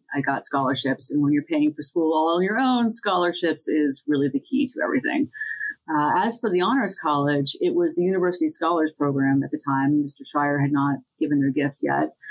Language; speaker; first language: English; native; English